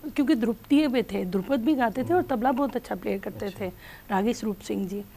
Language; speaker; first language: Hindi; native; Hindi